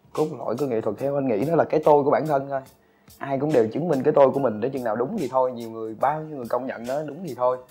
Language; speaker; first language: Vietnamese; native; Vietnamese